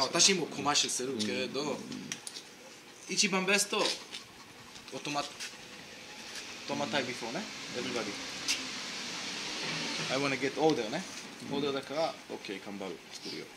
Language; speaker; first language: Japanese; non-native, learner; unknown